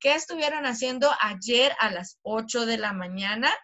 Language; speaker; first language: Spanish; native; Spanish